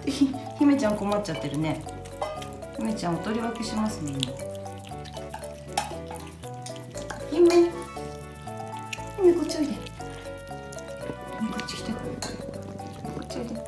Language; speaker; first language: Japanese; native; Japanese